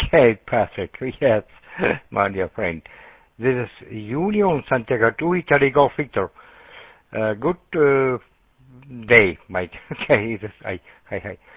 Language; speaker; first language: English; non-native, learner; Russian